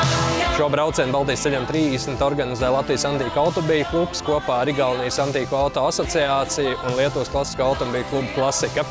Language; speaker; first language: Latvian; native; Latvian